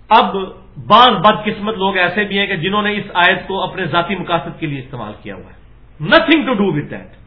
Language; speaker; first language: Urdu; non-native, local second language; Punjabi